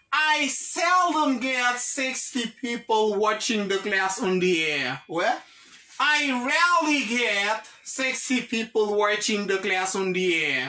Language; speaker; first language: English; non-native, fluent; Haitian Creole